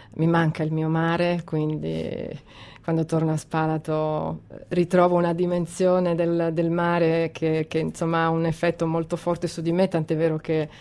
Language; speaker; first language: Italian; non-native, fluent; Croatian